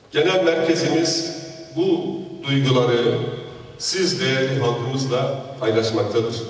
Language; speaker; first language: Turkish; non-native, local second language; Kurdish